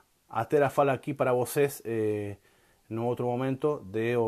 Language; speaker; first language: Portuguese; non-native, learner; Spanish